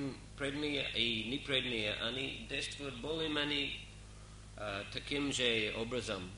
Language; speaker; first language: Russian; non-native, fluent; English